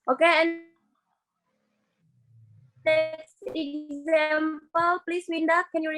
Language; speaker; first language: English; non-native, learner; Indonesian